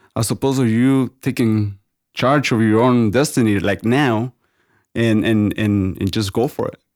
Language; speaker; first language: English; non-native, fluent; Spanish